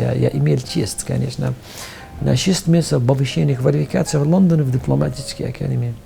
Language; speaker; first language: Russian; non-native, fluent; Arabic